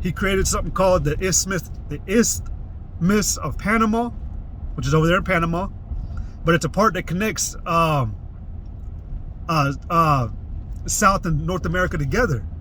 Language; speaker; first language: English; native; English